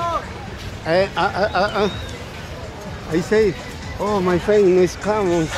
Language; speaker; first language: English; non-native, learner; Spanish